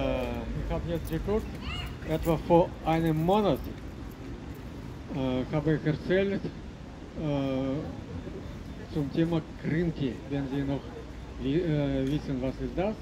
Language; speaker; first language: German; non-native, learner; Russian